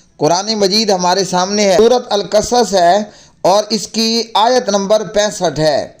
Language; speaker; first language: Urdu; non-native, local second language; Saraiki